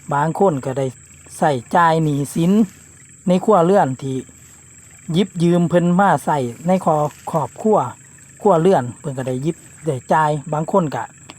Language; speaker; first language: Thai; native; Thai